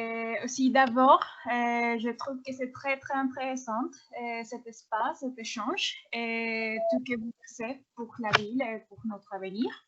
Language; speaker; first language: French; non-native, fluent; Spanish